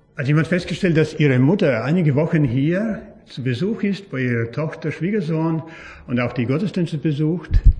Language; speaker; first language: German; native; German